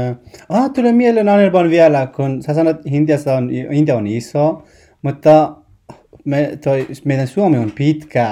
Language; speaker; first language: Finnish; non-native, learner; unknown